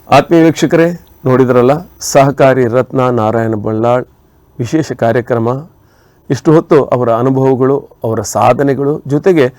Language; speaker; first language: Kannada; native; Kannada